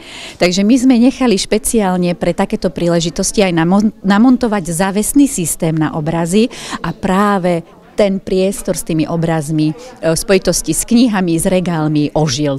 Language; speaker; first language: Slovak; native; Slovak